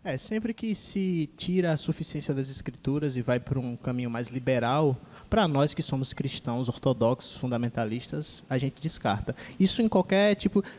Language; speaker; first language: Portuguese; native; Portuguese